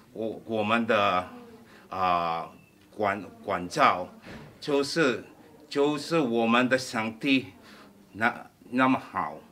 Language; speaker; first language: Chinese; non-native, learner; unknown